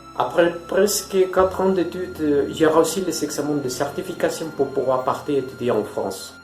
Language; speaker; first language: French; non-native, fluent; Spanish